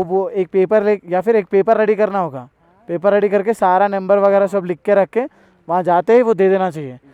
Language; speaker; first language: Hindi; non-native, local second language; Telugu